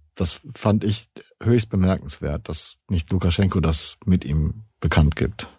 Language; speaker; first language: German; native; German